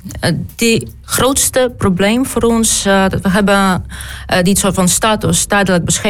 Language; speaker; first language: Dutch; non-native, learner; Ukrainian